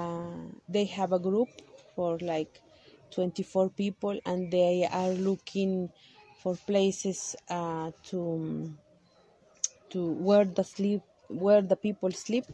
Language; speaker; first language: English; non-native, local second language; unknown